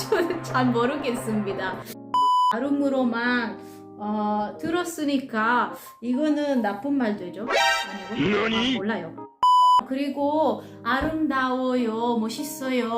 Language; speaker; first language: Korean; non-native, learner; Italian